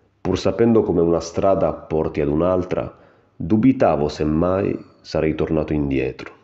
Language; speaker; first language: Italian; native; Italian